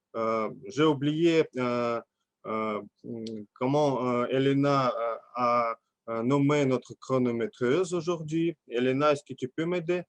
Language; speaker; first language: French; non-native, fluent; Russian